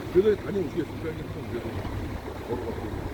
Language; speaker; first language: Korean; native; Korean